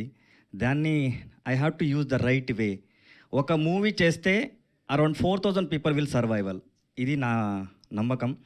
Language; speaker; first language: Telugu; non-native, learner; Kannada